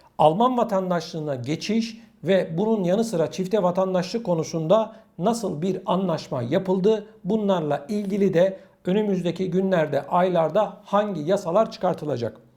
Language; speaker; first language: Turkish; native; Turkish